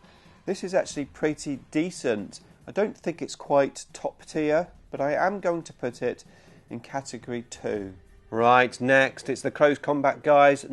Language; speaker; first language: English; native; English